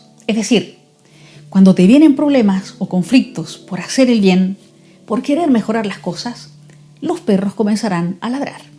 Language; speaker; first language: Spanish; native; Spanish